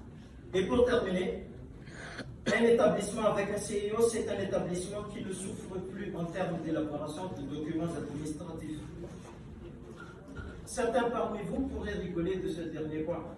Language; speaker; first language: French; non-native, local second language; Malagasy